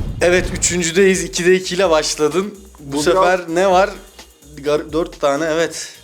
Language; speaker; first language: Turkish; native; Turkish